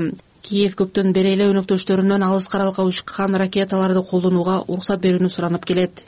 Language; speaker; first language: Kyrgyz; native; Kyrgyz